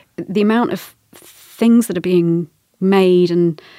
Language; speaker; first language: English; native; English